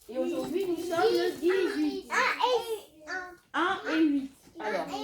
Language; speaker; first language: French; native; French